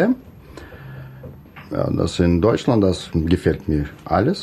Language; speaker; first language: German; non-native, learner; Russian